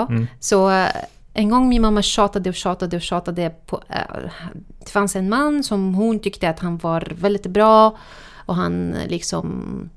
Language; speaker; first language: Swedish; non-native, fluent; Arabic